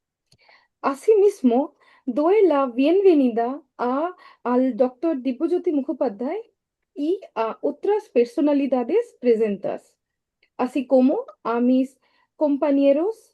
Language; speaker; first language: Spanish; non-native, learner; Bangla